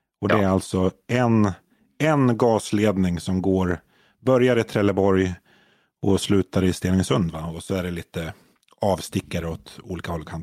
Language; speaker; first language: Swedish; native; Swedish